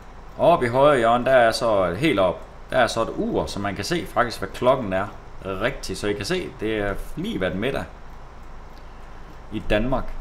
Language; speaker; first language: Danish; native; Danish